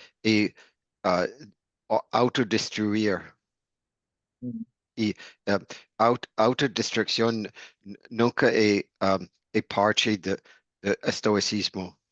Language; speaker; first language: Portuguese; non-native, learner; English